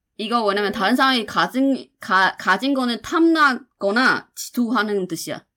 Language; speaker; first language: Korean; non-native, fluent; Chinese